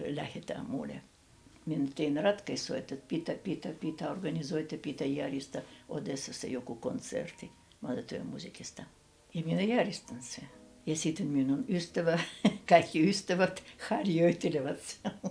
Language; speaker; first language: Finnish; non-native, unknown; Russian